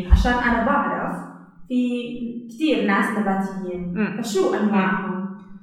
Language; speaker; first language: Arabic; native; Arabic